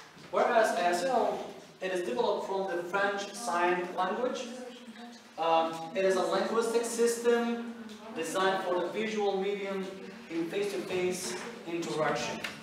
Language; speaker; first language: English; non-native, fluent; Turkish